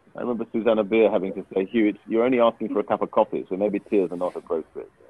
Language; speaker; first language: English; native; English